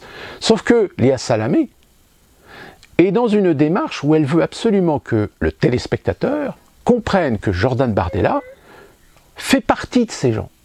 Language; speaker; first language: French; native; French